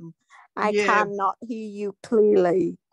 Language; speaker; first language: English; non-native, learner; Vietnamese